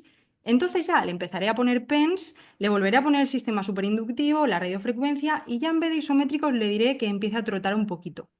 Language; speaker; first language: Spanish; native; Spanish